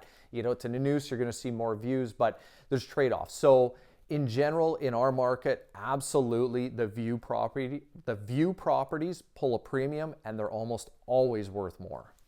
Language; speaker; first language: English; native; English